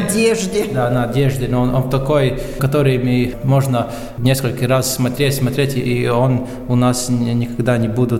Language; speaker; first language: Russian; non-native, local second language; Latvian